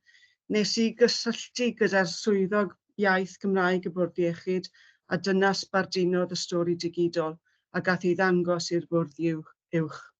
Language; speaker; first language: Welsh; native; Welsh